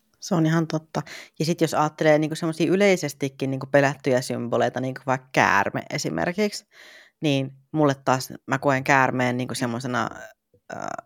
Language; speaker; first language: Finnish; native; Finnish